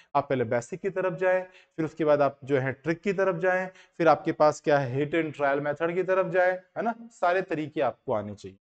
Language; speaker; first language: Hindi; native; Hindi